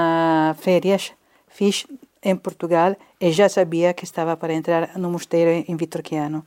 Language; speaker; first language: Portuguese; non-native, fluent; Italian